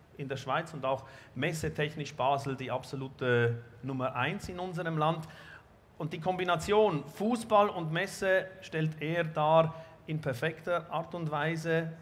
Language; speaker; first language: German; native; German